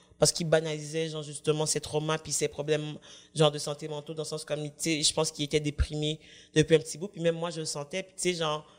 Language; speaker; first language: French; native; French